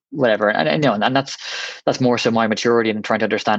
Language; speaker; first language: English; native; English